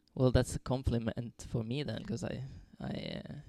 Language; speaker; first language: English; non-native, fluent; Finnish